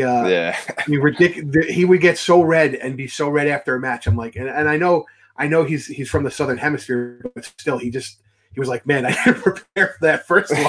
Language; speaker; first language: English; native; English